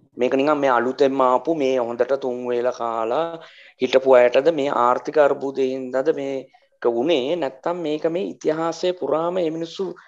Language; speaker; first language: Sinhala; native; Sinhala